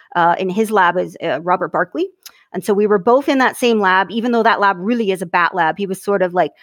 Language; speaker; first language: English; native; English